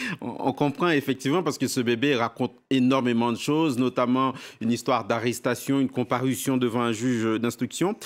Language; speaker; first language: French; native; French